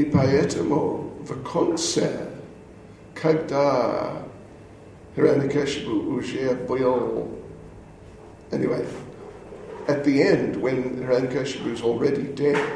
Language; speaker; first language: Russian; non-native, learner; English